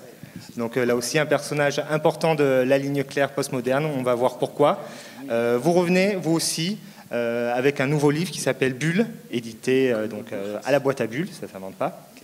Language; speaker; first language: French; native; French